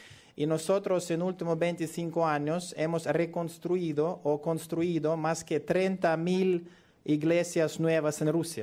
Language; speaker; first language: Spanish; non-native, learner; Russian